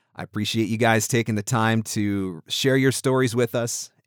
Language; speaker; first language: English; native; English